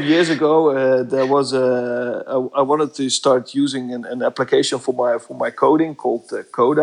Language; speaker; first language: English; non-native, fluent; Dutch